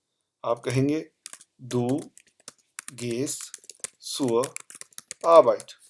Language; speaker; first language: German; non-native, fluent; Urdu